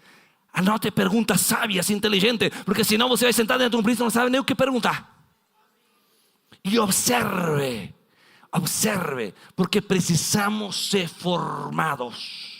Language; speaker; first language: Portuguese; non-native, fluent; Spanish